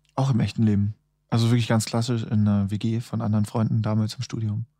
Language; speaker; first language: German; native; German